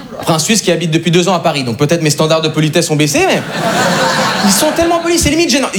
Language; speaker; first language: French; native; French